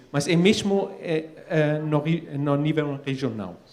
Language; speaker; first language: Portuguese; non-native, fluent; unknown